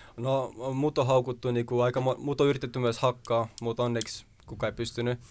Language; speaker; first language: Finnish; early bilingual, other home language; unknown